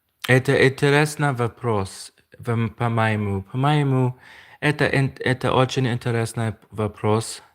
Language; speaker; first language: Russian; non-native, learner; English